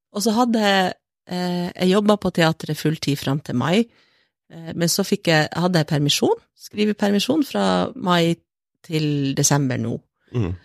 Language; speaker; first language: Norwegian; native; Norwegian